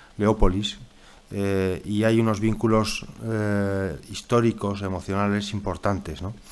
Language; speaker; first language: Spanish; native; Spanish